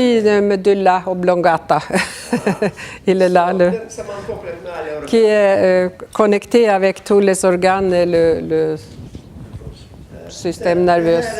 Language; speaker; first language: French; non-native, fluent; Swedish